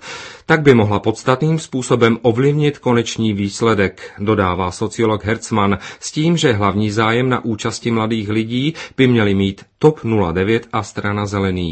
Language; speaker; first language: Czech; native; Czech